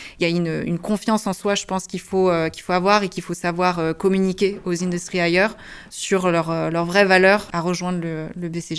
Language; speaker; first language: French; early bilingual, heritage; French